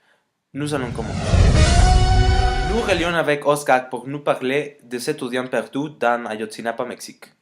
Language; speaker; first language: French; non-native, learner; Spanish